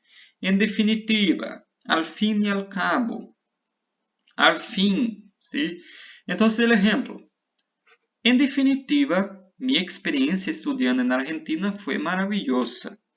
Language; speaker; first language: Spanish; non-native, fluent; Portuguese